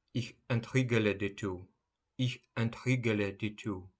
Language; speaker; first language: German; non-native, fluent; Ukrainian